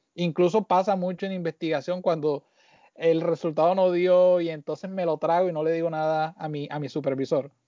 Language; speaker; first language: Spanish; native; Spanish